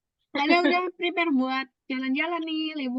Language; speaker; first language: Indonesian; native; Indonesian